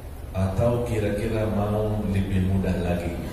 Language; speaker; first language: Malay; non-native, fluent; Arabic